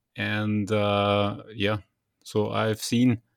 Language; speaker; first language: English; non-native, fluent; German